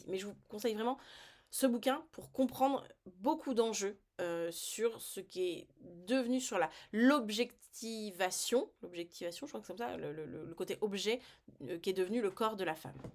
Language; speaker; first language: French; native; French